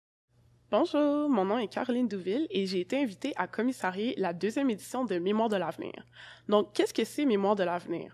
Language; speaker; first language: French; native; French